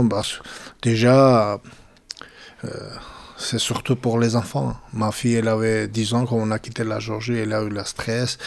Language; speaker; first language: French; non-native, fluent; Georgian